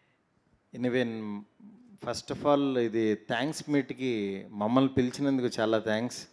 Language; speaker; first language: Telugu; native; Telugu